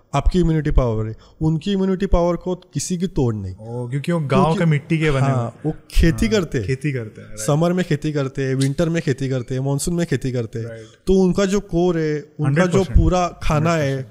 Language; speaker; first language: Hindi; non-native, local second language; Marathi